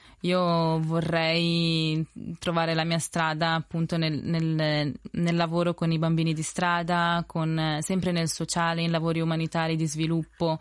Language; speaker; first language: Italian; early bilingual, other home language; Spanish